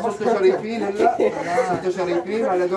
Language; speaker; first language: Arabic; native; Arabic